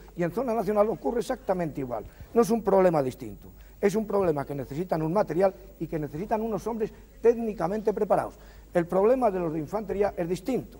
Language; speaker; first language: Spanish; native; Spanish